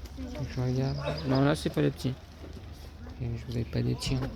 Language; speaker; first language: French; native; French